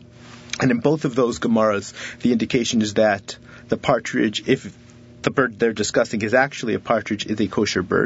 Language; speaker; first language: English; native; English